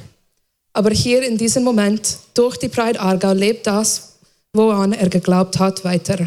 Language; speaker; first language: German; non-native, fluent; English